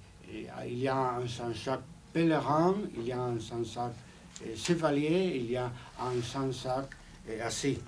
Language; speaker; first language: French; non-native, fluent; Spanish